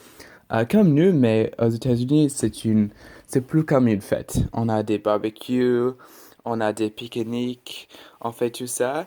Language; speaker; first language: French; non-native, learner; English